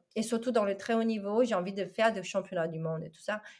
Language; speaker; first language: French; non-native, fluent; Chinese